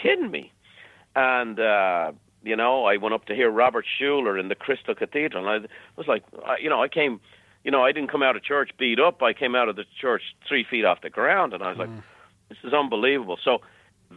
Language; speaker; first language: English; native; English